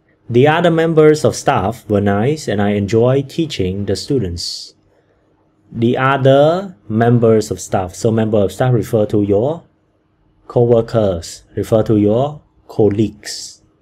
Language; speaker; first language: English; non-native, fluent; Khmer